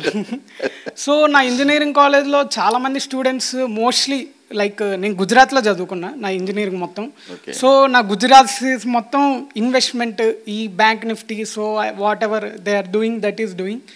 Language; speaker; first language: Telugu; native; Telugu